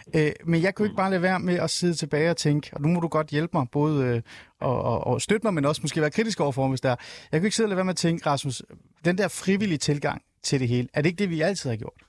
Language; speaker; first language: Danish; early bilingual, other home language; Somali